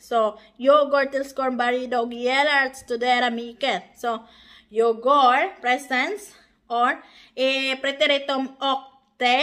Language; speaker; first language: Swedish; non-native, learner; Filipino